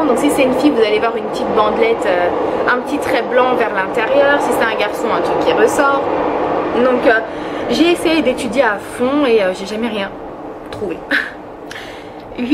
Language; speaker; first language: French; early bilingual, other home language; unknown